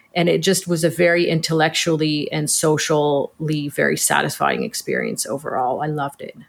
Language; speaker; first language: English; early bilingual, other home language; Hebrew